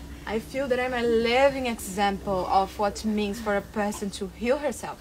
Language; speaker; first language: English; non-native, fluent; Portuguese